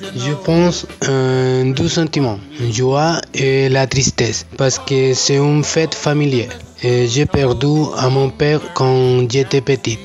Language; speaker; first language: French; non-native, learner; Spanish